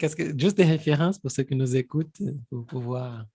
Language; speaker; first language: French; non-native, fluent; Portuguese